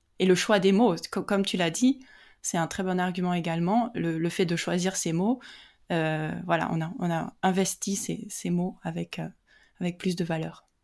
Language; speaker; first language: French; native; French